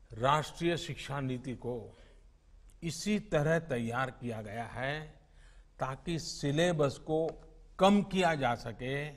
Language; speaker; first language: Hindi; native; Hindi